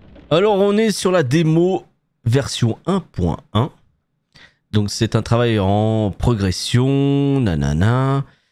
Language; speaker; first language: French; native; French